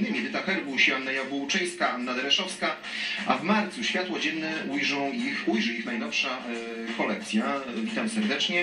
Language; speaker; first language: Polish; native; Polish